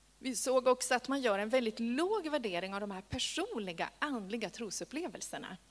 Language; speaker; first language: Swedish; native; Swedish